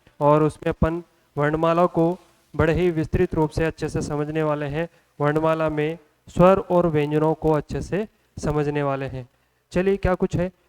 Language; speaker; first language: Hindi; native; Hindi